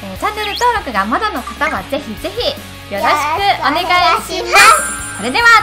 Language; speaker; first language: Japanese; native; Japanese